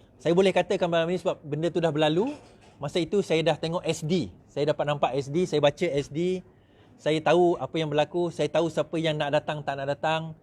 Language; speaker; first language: Malay; native; Malay